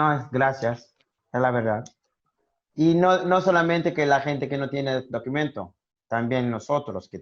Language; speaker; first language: Spanish; non-native, learner; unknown